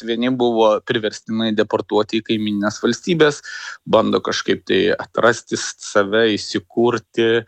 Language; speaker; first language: Lithuanian; native; Lithuanian